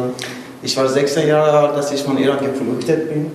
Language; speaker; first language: German; non-native, learner; Persian